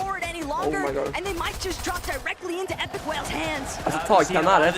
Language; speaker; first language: Swedish; native; Swedish